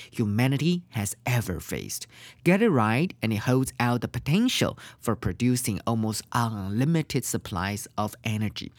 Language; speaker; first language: English; non-native, fluent; Chinese